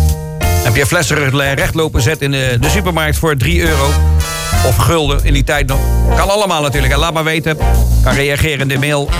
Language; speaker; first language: Dutch; native; Dutch